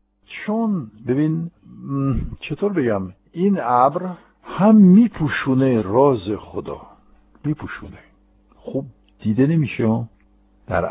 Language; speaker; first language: Persian; non-native, fluent; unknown